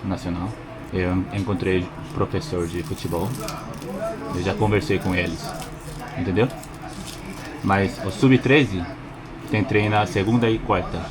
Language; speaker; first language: Portuguese; non-native, learner; Korean